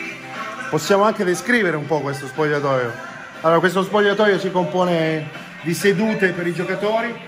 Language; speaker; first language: Italian; native; Italian